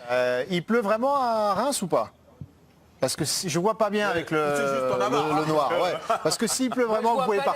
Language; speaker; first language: French; native; French